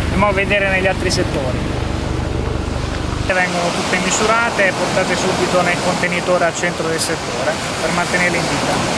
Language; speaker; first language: Italian; native; Italian